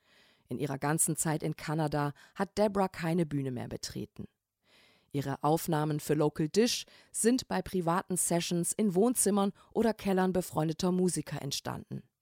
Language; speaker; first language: German; native; German